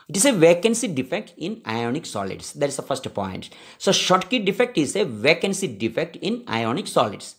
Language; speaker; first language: English; non-native, local second language; Malayalam